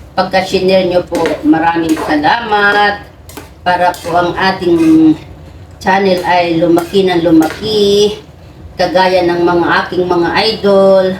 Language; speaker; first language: Filipino; non-native, local second language; Iloko